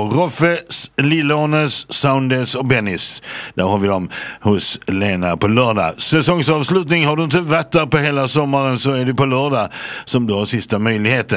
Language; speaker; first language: Swedish; native; Swedish